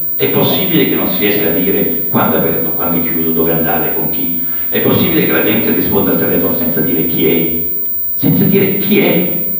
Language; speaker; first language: Italian; native; Italian